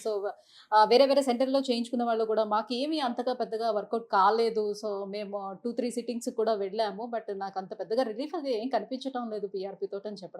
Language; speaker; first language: Telugu; native; Telugu